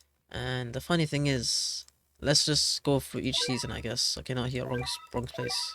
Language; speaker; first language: English; native; English